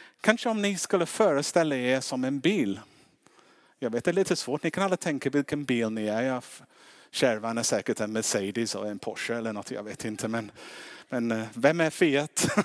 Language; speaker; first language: Swedish; non-native, fluent; English